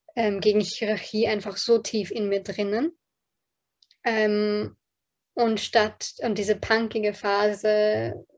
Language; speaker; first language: German; early bilingual, other home language; Polish